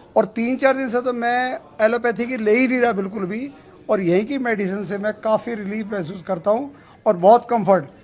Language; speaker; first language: Hindi; native; Hindi